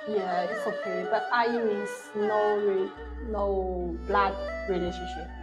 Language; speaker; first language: English; non-native, learner; Chinese